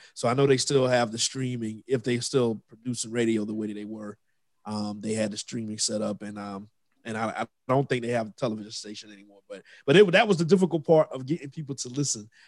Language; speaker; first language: English; native; English